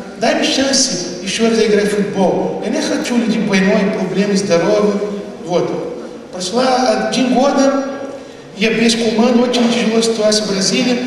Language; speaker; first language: Russian; non-native, learner; Portuguese